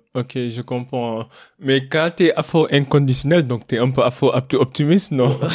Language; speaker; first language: French; non-native, local second language; Wolof